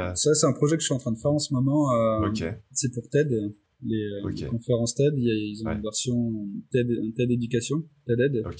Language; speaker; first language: French; native; French